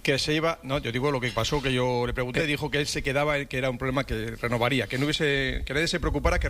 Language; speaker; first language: Spanish; native; Spanish